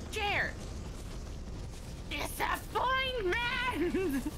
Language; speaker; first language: English; non-native, fluent; Dutch